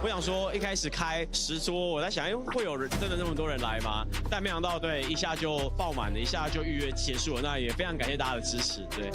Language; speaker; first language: Chinese; native; Chinese